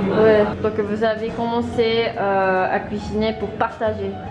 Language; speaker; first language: French; non-native, learner; Korean